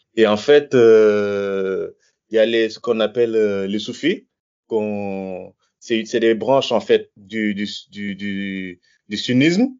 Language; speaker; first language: French; non-native, local second language; Wolof